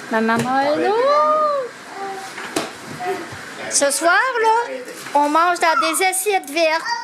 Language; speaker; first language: French; native; French